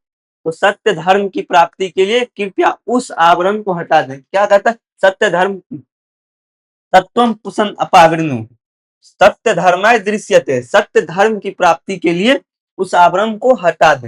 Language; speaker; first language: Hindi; native; Hindi